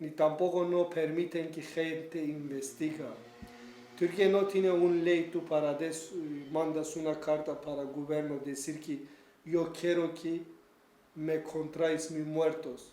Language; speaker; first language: Spanish; non-native, learner; Kurdish